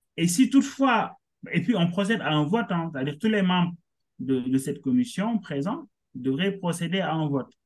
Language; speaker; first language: French; non-native, local second language; Wolof